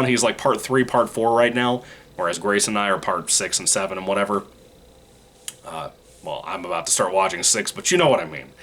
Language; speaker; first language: English; native; English